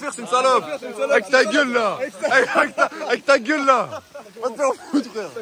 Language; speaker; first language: French; native; French